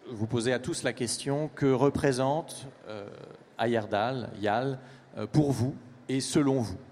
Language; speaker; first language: French; native; French